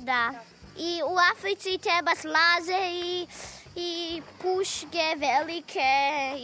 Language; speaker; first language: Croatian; non-native, learner; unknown